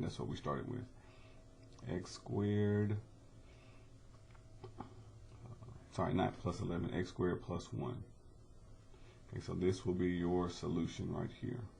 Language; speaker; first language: English; native; English